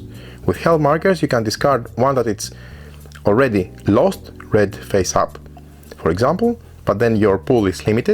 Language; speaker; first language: English; non-native, fluent; Greek